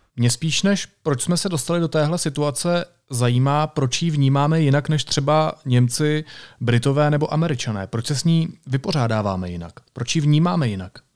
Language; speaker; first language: Czech; native; Czech